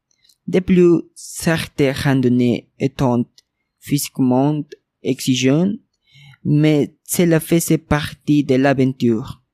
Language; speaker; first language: French; non-native, learner; Spanish